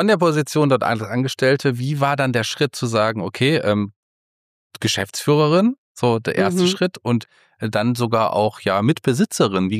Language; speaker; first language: German; native; German